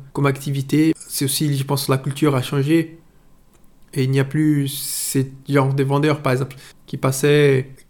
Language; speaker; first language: French; non-native, fluent; Portuguese